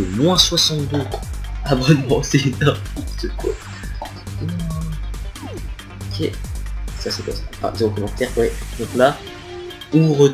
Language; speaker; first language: French; native; French